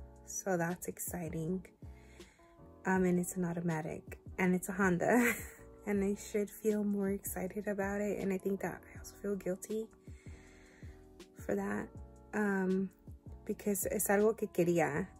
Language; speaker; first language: English; early bilingual, other home language; Spanish